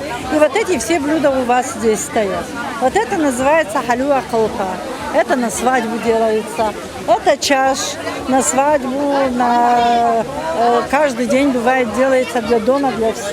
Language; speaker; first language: Russian; non-native, local second language; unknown